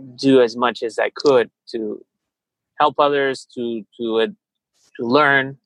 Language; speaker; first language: English; early bilingual, other home language; Portuguese